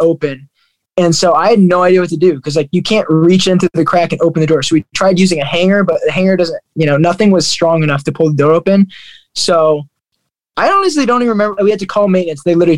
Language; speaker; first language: English; native; English